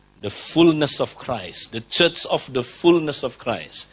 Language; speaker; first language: English; non-native, fluent; Indonesian